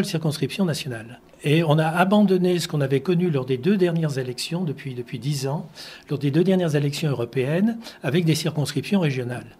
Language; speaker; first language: French; native; French